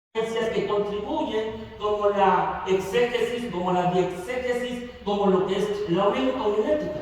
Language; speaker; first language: Spanish; native; Spanish